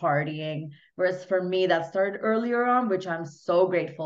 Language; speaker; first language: English; non-native, fluent; Hungarian